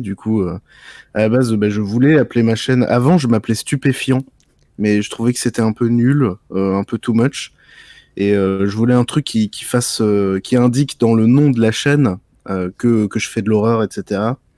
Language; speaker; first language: French; native; French